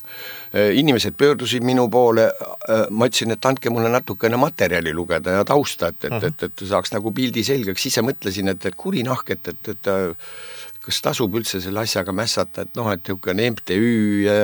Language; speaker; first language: Estonian; native; Estonian